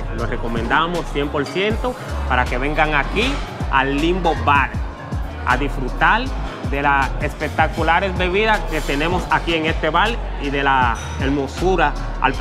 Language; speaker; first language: Spanish; native; Spanish